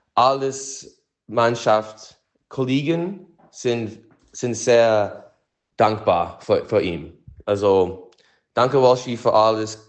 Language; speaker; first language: German; non-native, learner; English